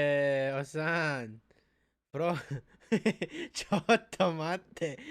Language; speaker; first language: Japanese; non-native, learner; Filipino